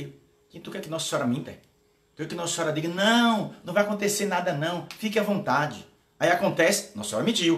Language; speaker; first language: Portuguese; native; Portuguese